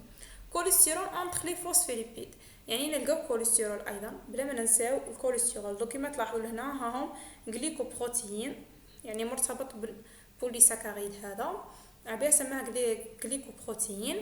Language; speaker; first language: Arabic; native; Arabic